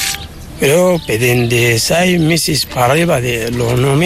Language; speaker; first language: Spanish; non-native, learner; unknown